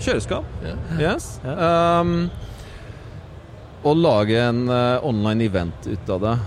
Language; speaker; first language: Norwegian; non-native, fluent; Polish